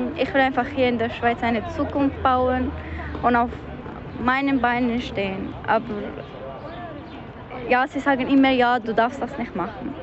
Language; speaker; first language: German; early bilingual, other home language; Persian